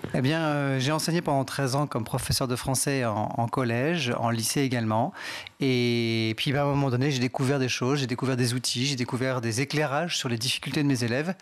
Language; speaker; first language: French; native; French